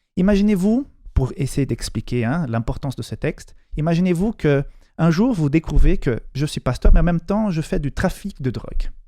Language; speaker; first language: French; non-native, fluent; Portuguese